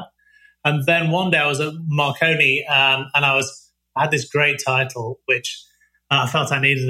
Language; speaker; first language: English; native; English